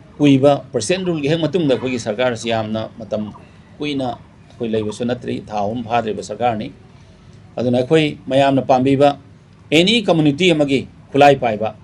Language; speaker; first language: Manipuri; non-native, local second language; Tangkhul Naga (India)